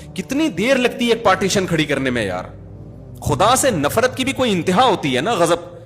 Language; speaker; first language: Urdu; native; Urdu